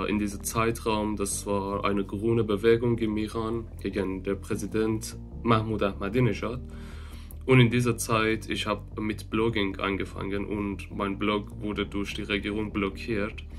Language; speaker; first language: German; non-native, fluent; Persian